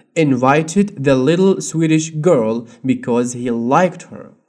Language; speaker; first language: English; non-native, fluent; Arabic